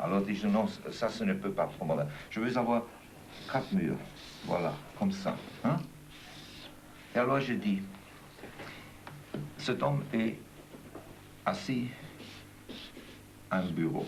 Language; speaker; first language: French; non-native, fluent; German